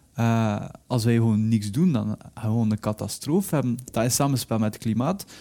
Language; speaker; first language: Dutch; native; Dutch